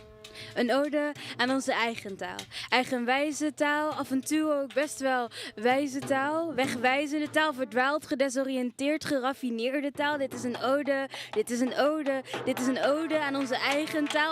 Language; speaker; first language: Dutch; early bilingual, other home language; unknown